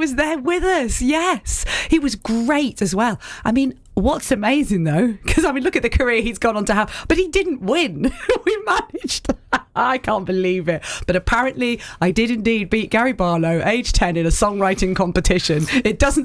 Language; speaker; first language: English; native; English